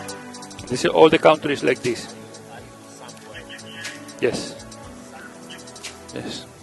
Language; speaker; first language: English; non-native, learner; Spanish